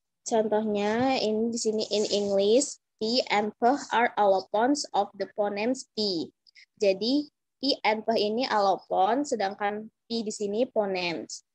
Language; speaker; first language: English; non-native, learner; Indonesian